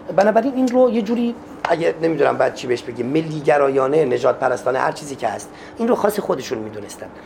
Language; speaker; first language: Persian; non-native, local second language; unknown